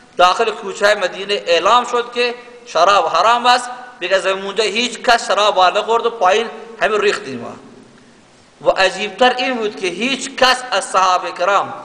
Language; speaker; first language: Persian; non-native, local second language; Baluchi